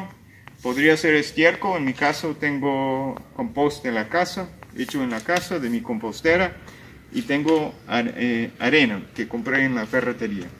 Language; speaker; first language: Spanish; non-native, fluent; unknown